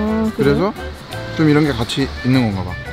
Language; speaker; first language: Korean; native; Korean